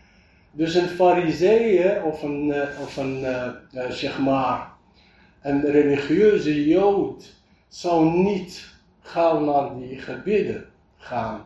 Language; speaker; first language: Dutch; non-native, fluent; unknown